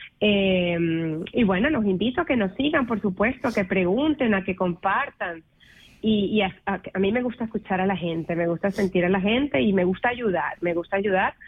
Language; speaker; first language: Spanish; native; Spanish